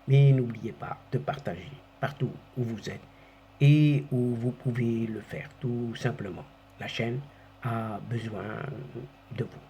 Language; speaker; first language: French; non-native, local second language; Arabic